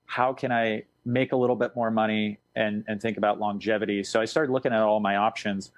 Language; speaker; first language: English; native; English